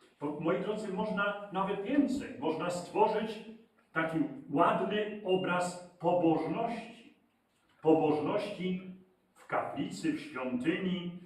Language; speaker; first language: Polish; native; Polish